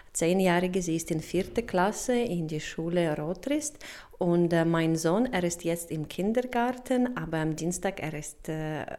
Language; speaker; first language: German; non-native, learner; Russian